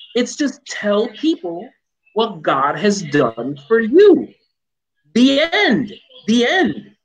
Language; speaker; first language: English; native; English